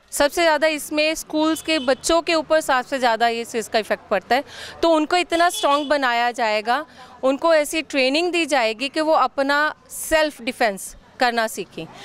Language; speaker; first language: Hindi; native; Hindi